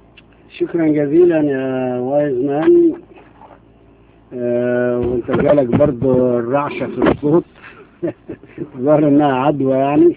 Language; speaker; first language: Arabic; native; Arabic